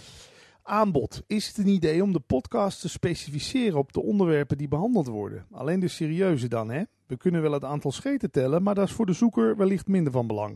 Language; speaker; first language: Dutch; native; Dutch